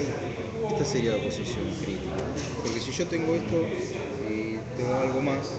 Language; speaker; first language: Spanish; native; Spanish